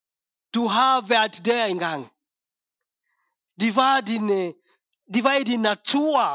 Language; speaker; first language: Danish; non-native, fluent; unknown